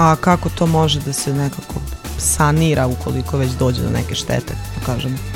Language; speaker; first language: Serbian; native; Serbian